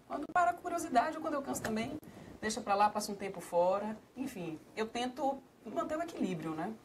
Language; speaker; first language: Portuguese; native; Portuguese